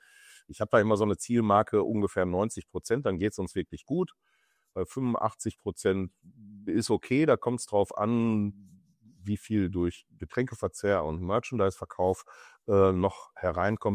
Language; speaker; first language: German; native; German